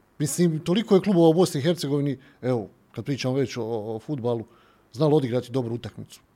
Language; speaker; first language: Bosnian; native; Bosnian